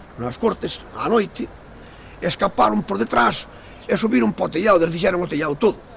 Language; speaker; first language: Galician; native; Galician